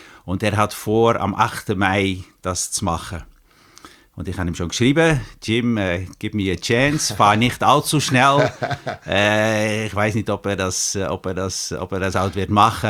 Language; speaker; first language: German; non-native, fluent; Dutch